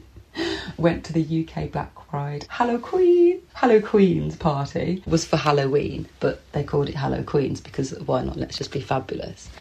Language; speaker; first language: English; native; English